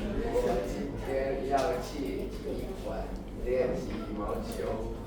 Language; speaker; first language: Chinese; non-native, learner; Indonesian